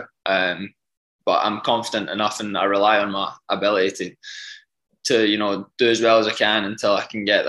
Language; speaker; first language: English; native; English